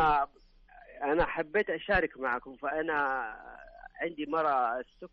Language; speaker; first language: Arabic; native; Arabic